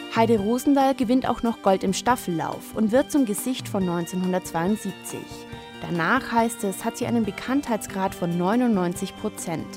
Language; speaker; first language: German; native; German